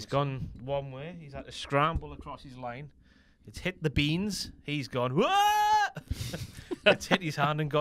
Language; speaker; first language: English; native; English